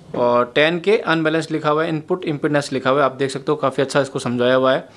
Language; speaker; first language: Hindi; native; Hindi